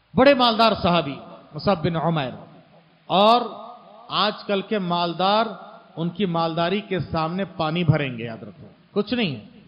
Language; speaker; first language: Hindi; native; Hindi